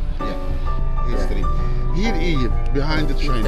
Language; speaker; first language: English; non-native, learner; Arabic